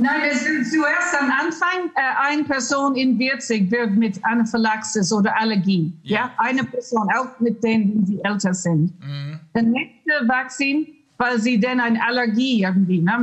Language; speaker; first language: German; non-native, learner; English